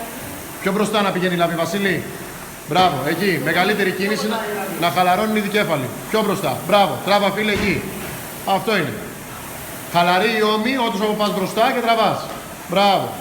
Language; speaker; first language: Greek; native; Greek